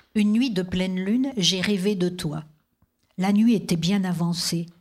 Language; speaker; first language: French; native; French